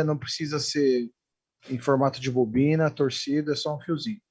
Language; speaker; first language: Portuguese; native; Portuguese